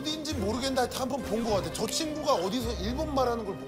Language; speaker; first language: Korean; native; Korean